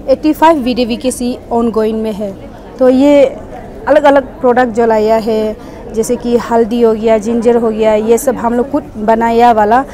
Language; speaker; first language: Hindi; non-native, local second language; Nyishi